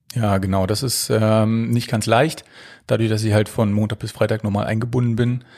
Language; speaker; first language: German; native; German